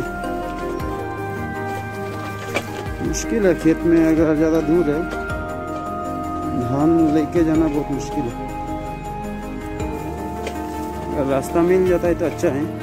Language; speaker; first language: Hindi; non-native, local second language; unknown